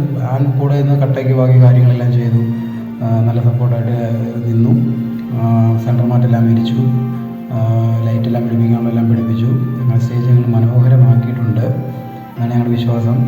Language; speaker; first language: Malayalam; native; Malayalam